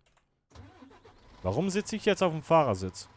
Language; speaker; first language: German; native; German